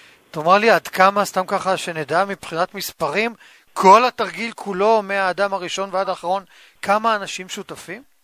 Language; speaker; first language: Hebrew; native; Hebrew